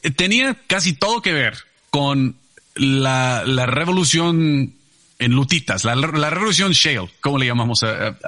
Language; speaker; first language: Spanish; non-native, fluent; English